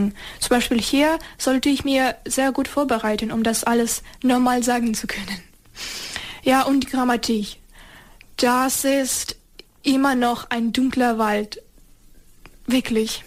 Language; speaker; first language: German; non-native, learner; Ukrainian